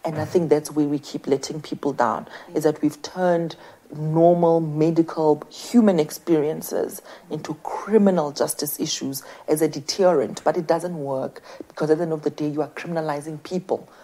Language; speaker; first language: English; non-native, local second language; Southern Sotho